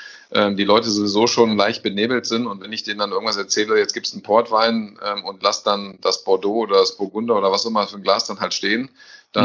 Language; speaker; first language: German; native; German